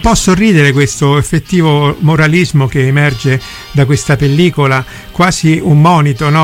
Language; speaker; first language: Italian; native; Italian